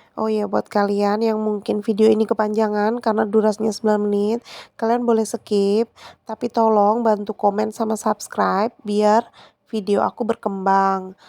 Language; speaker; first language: Indonesian; non-native, local second language; Javanese